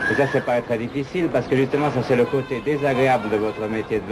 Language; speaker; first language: French; native; French